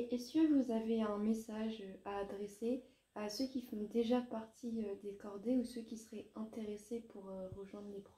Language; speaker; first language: French; native; French